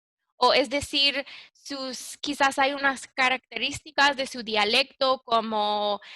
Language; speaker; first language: Spanish; early bilingual, heritage; English